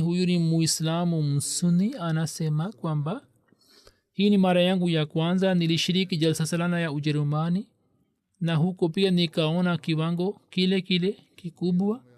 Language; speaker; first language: Swahili; native; Swahili